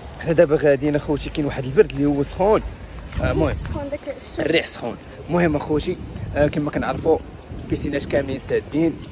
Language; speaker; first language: Arabic; native; Arabic